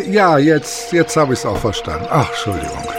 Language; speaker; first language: German; native; German